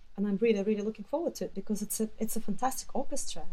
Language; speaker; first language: English; non-native, fluent; Russian